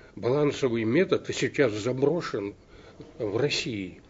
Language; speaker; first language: Russian; native; Russian